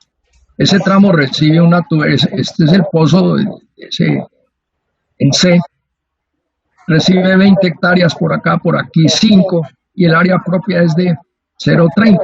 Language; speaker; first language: Spanish; native; Spanish